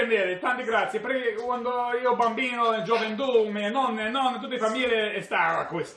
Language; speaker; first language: Italian; early bilingual, heritage; English